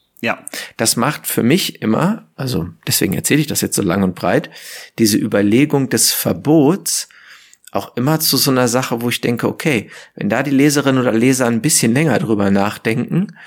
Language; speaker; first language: German; native; German